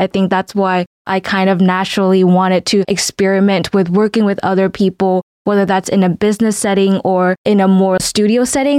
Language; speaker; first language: English; non-native, fluent; Vietnamese